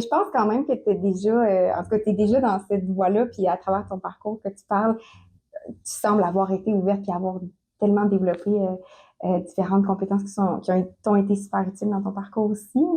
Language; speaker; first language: French; native; French